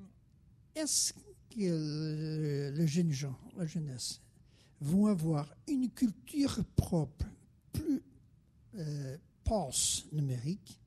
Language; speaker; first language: French; non-native, fluent; Portuguese